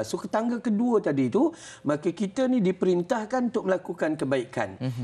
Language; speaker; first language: Malay; native; Malay